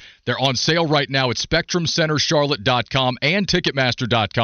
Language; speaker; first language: English; native; English